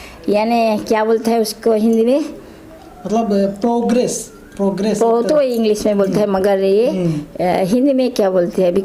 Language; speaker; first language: Hindi; non-native, local second language; Bangla